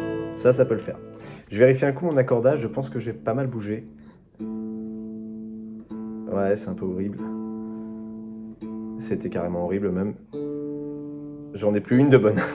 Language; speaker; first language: French; native; French